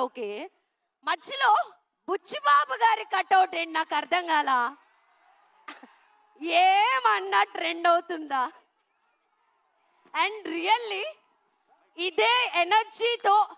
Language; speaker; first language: Telugu; native; Telugu